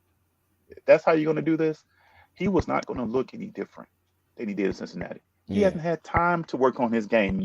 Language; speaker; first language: English; native; English